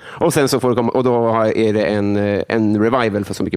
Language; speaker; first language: Swedish; native; Swedish